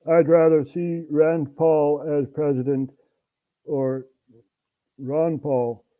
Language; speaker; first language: English; non-native, fluent; Dutch